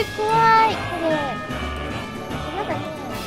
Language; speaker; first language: Japanese; non-native, fluent; English